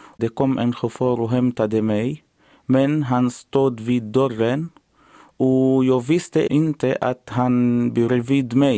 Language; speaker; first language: Swedish; non-native, learner; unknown